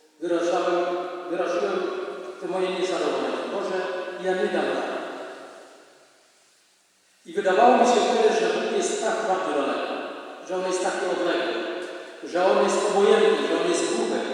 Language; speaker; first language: Polish; non-native, fluent; Indonesian